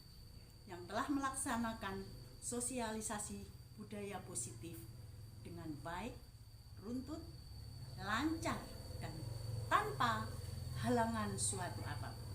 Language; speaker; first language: Indonesian; non-native, local second language; Javanese